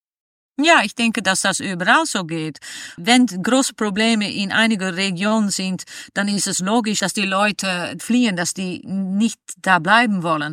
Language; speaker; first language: German; non-native, fluent; Dutch